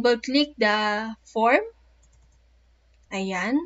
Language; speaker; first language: English; non-native, local second language; Filipino